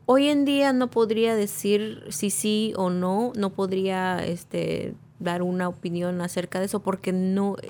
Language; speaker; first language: Spanish; non-native, local second language; Tzeltal